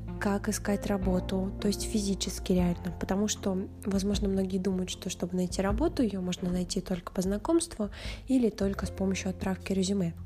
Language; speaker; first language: Russian; native; Russian